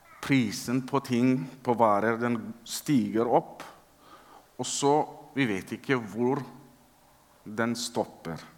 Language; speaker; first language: Norwegian; non-native, fluent; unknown